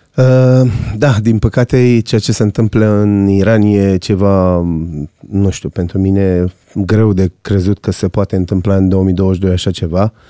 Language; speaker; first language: Romanian; non-native, fluent; Persian